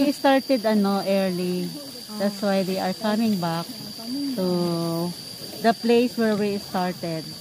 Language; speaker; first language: English; non-native, local second language; Filipino